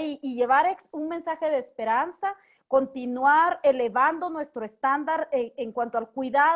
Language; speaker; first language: Spanish; native; Spanish